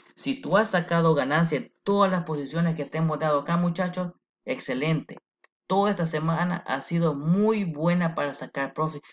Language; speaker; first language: Spanish; early bilingual, heritage; Spanish